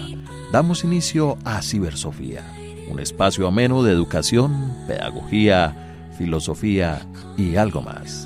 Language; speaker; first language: Spanish; native; Spanish